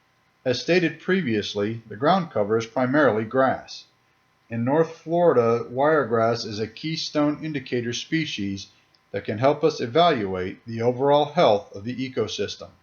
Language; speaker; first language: English; native; English